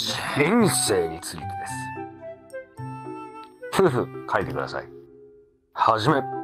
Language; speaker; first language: Japanese; native; Japanese